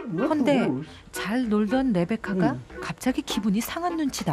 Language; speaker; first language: Korean; native; Korean